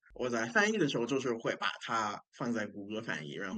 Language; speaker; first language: Chinese; non-native, fluent; English